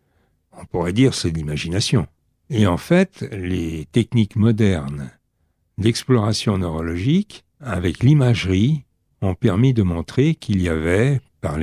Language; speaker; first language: French; native; French